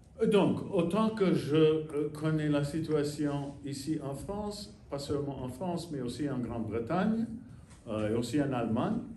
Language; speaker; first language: French; non-native, fluent; English